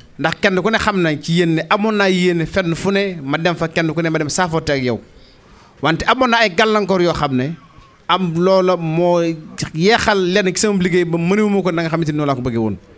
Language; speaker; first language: Wolof; native; Wolof